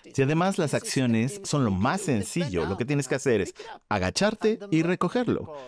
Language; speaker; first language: Spanish; non-native, fluent; Swedish